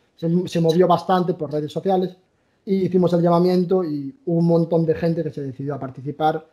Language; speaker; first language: Spanish; native; Spanish